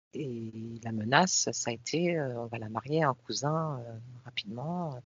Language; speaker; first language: French; native; French